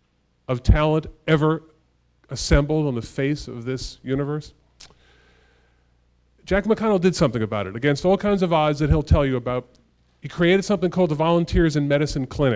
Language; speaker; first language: English; native; English